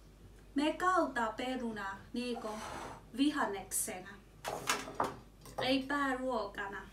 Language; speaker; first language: Finnish; non-native, learner; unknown